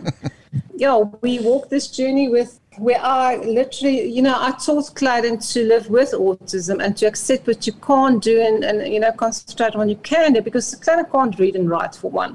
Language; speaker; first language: English; non-native, local second language; Afrikaans